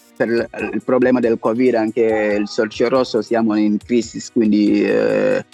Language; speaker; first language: Italian; non-native, fluent; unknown